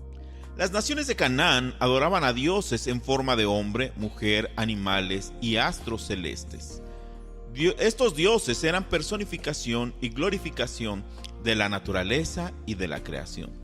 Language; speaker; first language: Spanish; native; Spanish